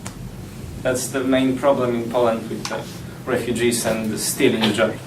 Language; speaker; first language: English; non-native, learner; Polish